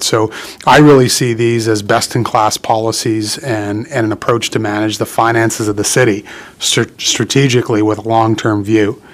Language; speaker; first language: English; native; English